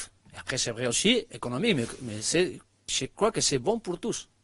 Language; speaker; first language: French; non-native, learner; Spanish